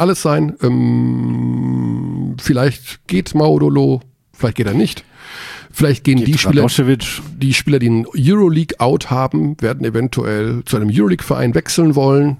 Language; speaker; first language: German; native; German